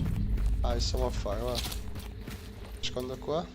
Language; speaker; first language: Italian; native; Italian